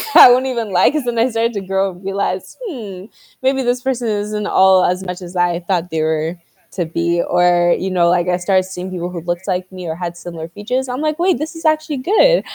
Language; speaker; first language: English; native; English